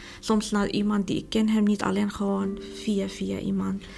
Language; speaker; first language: Dutch; non-native, learner; Arabic